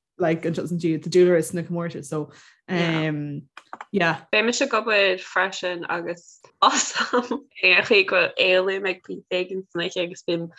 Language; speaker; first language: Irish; non-native, local second language; English